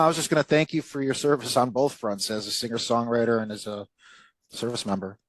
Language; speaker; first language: English; native; English